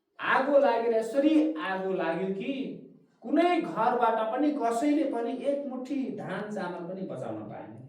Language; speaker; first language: Nepali; non-native, local second language; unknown